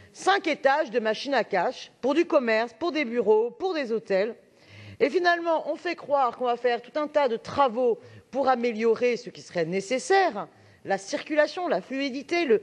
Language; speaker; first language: French; native; French